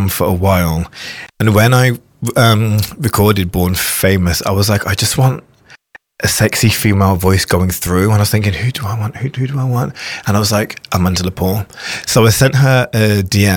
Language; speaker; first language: English; native; English